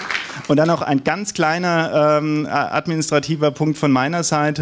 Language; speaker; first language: German; native; German